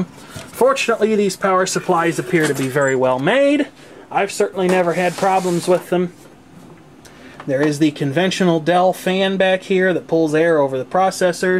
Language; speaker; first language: English; native; English